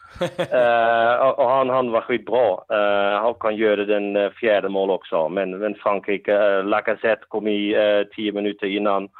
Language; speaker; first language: Swedish; non-native, fluent; Dutch